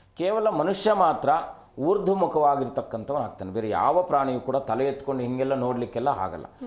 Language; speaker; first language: Kannada; native; Kannada